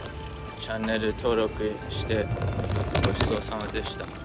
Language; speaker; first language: Japanese; non-native, learner; English